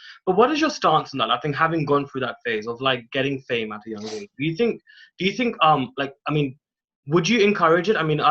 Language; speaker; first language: English; non-native, local second language; Hindi